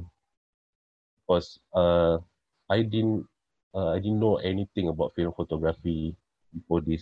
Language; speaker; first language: English; non-native, local second language; Malay